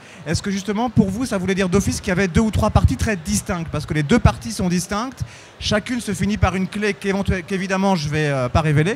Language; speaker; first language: French; native; French